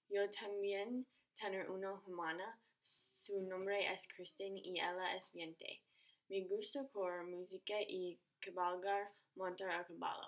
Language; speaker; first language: Spanish; non-native, learner; English